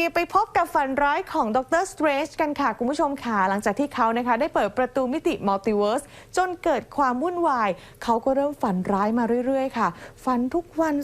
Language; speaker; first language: Thai; native; Thai